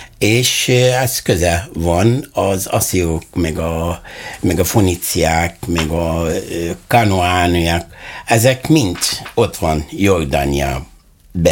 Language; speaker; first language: Hungarian; non-native, learner; Arabic